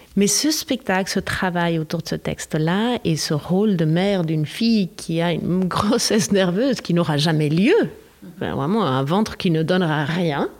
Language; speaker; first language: French; non-native, fluent; Spanish